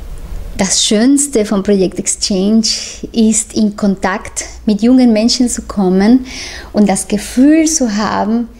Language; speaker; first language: German; non-native, fluent; Spanish